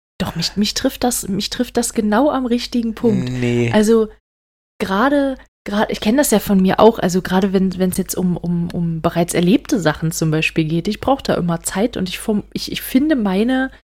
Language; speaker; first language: German; native; German